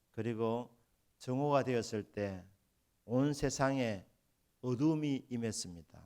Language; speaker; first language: Korean; native; Korean